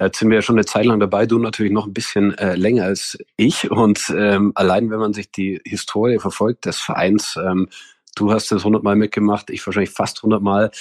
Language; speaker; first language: German; native; German